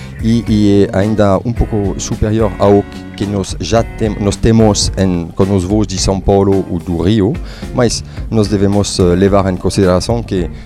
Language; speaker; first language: Portuguese; non-native, fluent; French